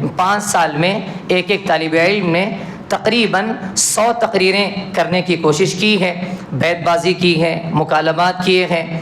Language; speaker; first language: Urdu; native; Urdu